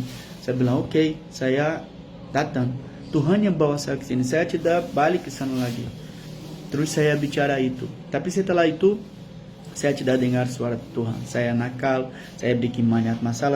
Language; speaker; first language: Indonesian; non-native, learner; Portuguese